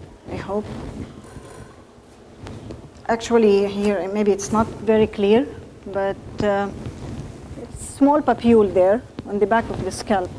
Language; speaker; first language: English; non-native, fluent; Arabic